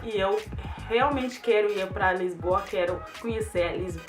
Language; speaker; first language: Portuguese; non-native, fluent; German